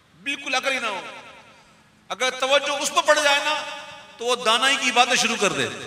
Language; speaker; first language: Urdu; non-native, local second language; Punjabi